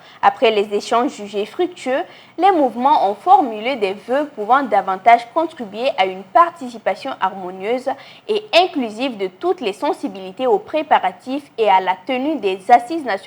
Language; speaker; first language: French; non-native, local second language; Bambara